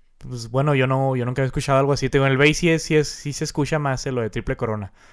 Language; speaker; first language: Spanish; native; Spanish